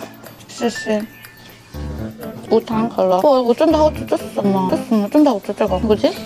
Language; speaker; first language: Chinese; non-native, fluent; Korean